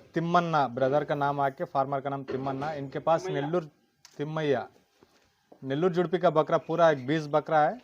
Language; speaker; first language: Hindi; non-native, local second language; Telugu